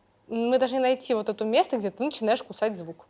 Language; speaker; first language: Russian; native; Russian